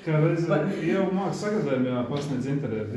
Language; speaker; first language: Latvian; native; Latvian